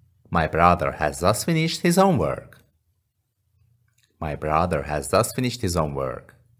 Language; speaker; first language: English; non-native, fluent; Persian